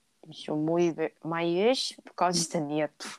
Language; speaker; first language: Russian; non-native, learner; Korean